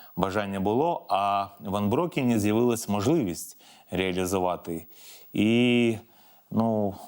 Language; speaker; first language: Ukrainian; native; Ukrainian